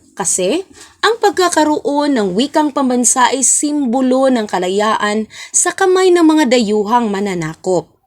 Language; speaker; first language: Filipino; non-native, local second language; Cebuano